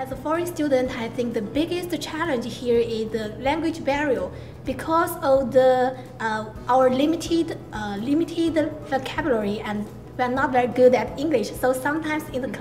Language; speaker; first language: English; non-native, learner; Chinese